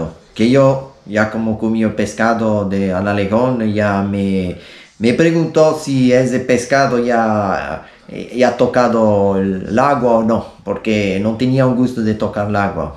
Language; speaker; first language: Spanish; non-native, learner; Italian